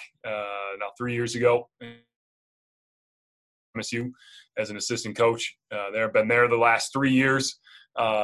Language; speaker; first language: English; native; English